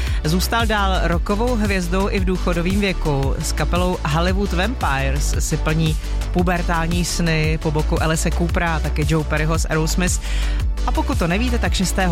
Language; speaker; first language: Czech; native; Czech